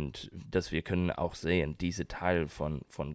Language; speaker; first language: German; non-native, learner; English